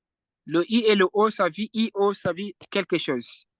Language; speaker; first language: French; non-native, fluent; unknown